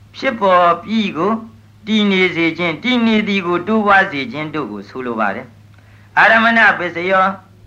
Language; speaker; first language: Burmese; native; Burmese